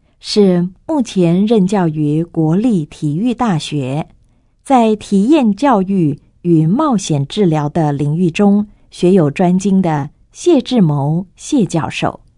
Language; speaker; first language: Chinese; native; Chinese